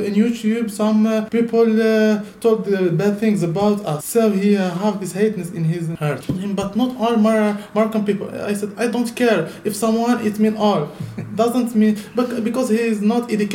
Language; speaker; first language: English; non-native, learner; Arabic